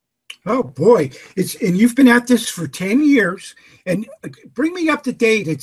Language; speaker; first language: English; native; English